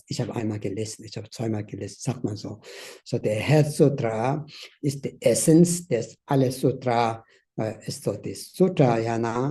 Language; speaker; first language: German; non-native, learner; Tibetan